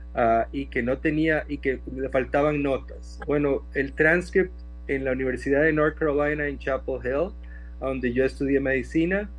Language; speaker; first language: Spanish; native; Spanish